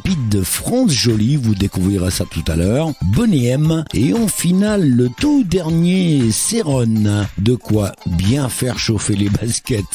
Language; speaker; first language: French; native; French